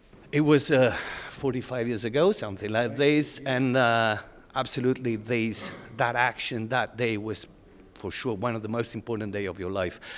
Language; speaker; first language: English; non-native, fluent; Italian